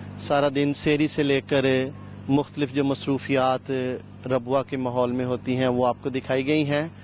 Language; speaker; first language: Urdu; native; Urdu